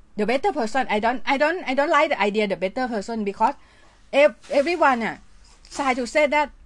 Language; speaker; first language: English; non-native, learner; Thai